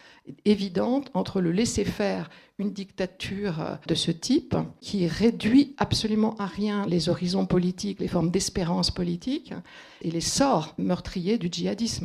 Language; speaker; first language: French; native; French